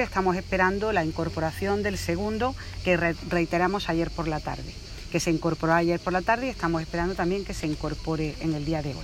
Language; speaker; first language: Spanish; native; Spanish